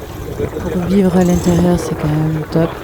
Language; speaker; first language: French; native; French